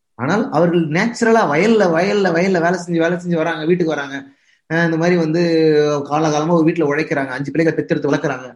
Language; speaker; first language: Tamil; native; Tamil